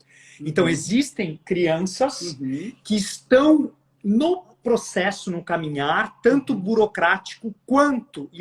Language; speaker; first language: Portuguese; native; Portuguese